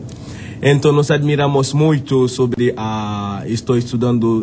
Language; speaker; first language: Portuguese; non-native, fluent; Haitian Creole